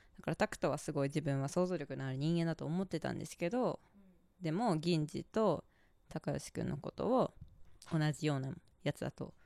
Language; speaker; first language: Japanese; native; Japanese